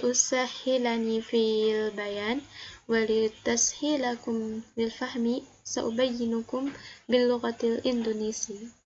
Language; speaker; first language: Arabic; non-native, learner; Indonesian